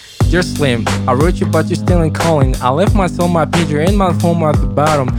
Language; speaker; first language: English; native; English